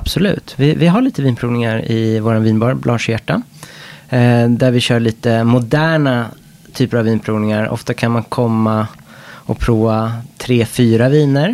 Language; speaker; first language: Swedish; non-native, fluent; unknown